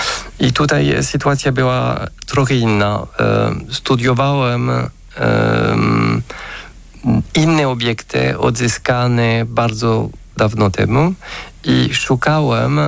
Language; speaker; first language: Polish; non-native, fluent; French